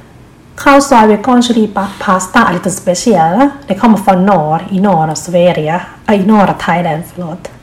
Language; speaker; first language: Swedish; non-native, learner; Thai